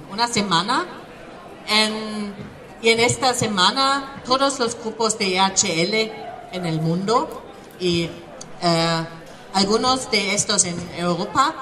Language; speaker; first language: Spanish; non-native, learner; German